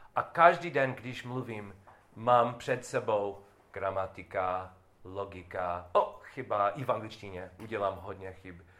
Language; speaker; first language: Czech; non-native, learner; English